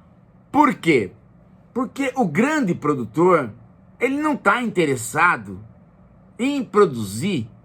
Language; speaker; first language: Portuguese; native; Portuguese